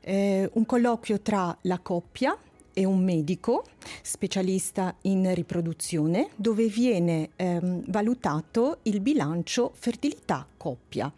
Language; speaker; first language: Italian; native; Italian